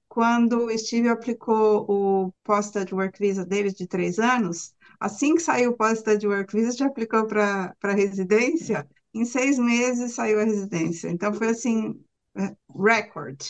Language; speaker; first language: Portuguese; native; Portuguese